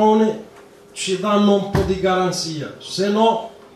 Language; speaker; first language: Italian; non-native, fluent; Arabic